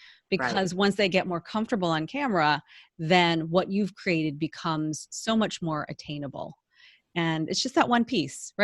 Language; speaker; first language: English; native; English